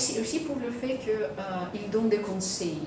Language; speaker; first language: French; non-native, fluent; Russian